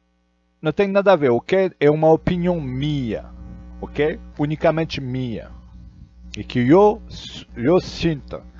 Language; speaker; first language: Portuguese; non-native, fluent; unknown